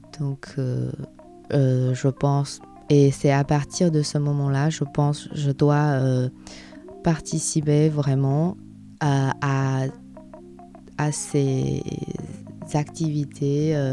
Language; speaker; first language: French; non-native, learner; Chinese